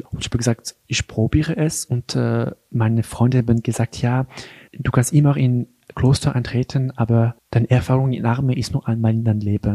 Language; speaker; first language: German; non-native, local second language; French